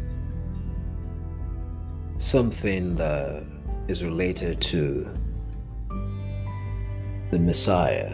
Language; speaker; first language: English; non-native, local second language; Esan